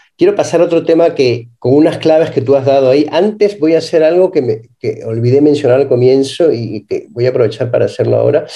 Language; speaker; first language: Spanish; native; Spanish